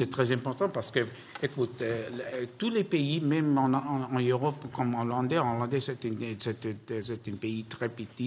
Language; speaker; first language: French; non-native, learner; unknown